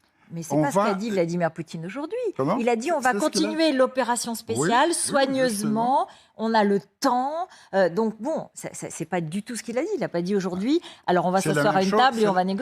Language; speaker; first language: French; native; French